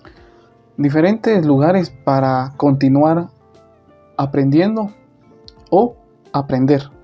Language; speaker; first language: Spanish; non-native, local second language; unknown